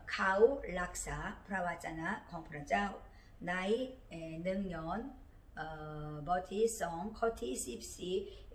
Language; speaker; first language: Thai; non-native, learner; Korean